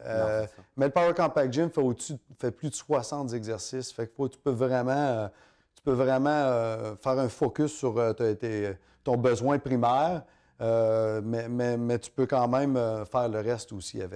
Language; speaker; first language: French; native; French